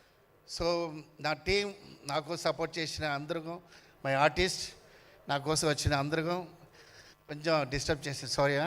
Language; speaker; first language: Telugu; non-native, fluent; Tamil